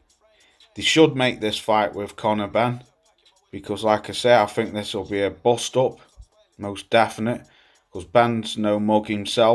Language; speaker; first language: English; native; English